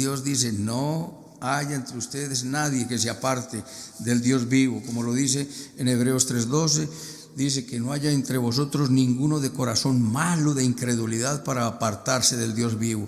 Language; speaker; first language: Spanish; native; Spanish